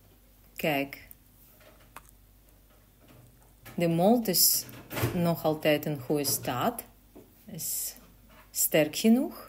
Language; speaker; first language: Dutch; non-native, learner; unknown